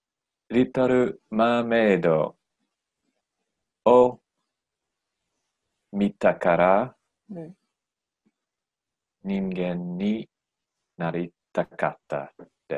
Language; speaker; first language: Japanese; non-native, learner; English